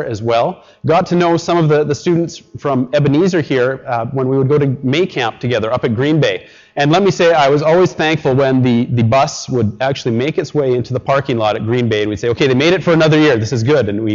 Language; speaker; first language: English; native; English